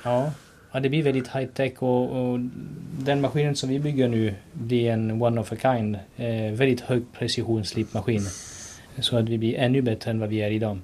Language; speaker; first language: Swedish; non-native, fluent; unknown